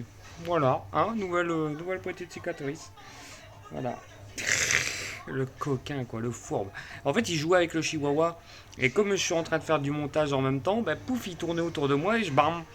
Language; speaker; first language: French; native; French